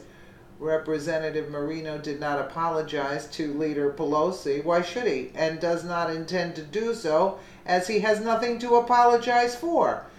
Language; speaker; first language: English; native; English